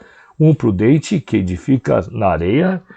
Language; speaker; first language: Portuguese; native; Portuguese